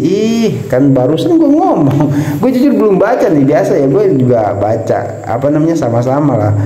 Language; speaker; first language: Indonesian; native; Indonesian